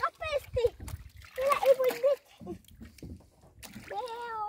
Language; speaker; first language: Finnish; early bilingual, other home language; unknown